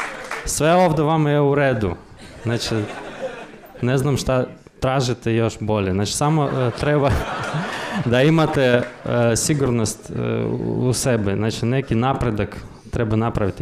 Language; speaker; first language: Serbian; non-native, fluent; Russian